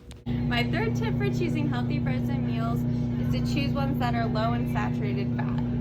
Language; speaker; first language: English; native; English